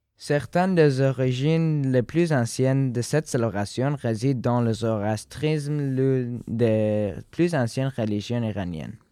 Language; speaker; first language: French; non-native, fluent; Persian